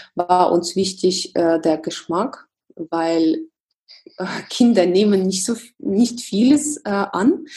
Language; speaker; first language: German; non-native, fluent; Russian